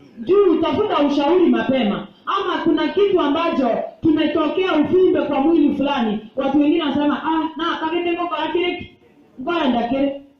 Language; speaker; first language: Swahili; non-native, local second language; Gusii